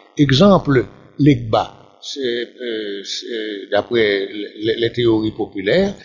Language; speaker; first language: French; non-native, local second language; Haitian Creole